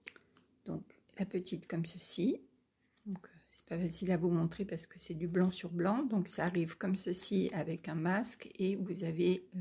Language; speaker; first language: French; native; French